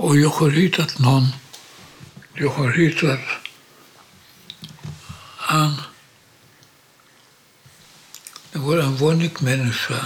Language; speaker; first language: Swedish; non-native, learner; Polish